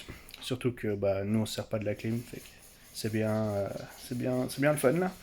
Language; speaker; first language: French; native; French